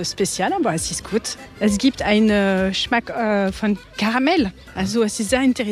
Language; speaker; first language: German; non-native, learner; French